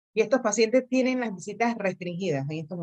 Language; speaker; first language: Spanish; native; Spanish